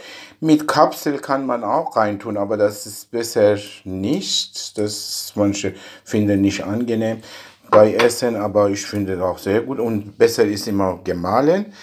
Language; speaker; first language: German; non-native, fluent; Persian